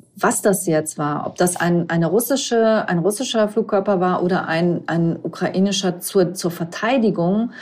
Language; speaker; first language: German; native; German